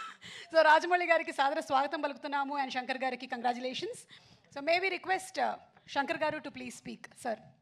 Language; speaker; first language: Telugu; native; Telugu